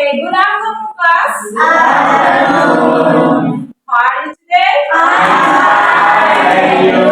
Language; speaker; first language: English; non-native, learner; Indonesian